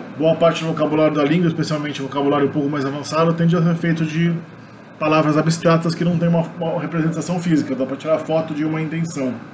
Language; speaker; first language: Portuguese; native; Portuguese